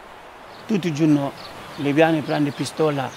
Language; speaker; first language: Italian; non-native, learner; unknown